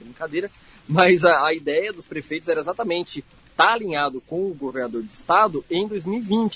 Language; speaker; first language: Portuguese; native; Portuguese